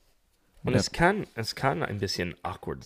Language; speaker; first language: German; non-native, fluent; English